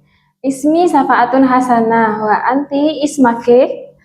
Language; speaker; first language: Arabic; non-native, learner; Indonesian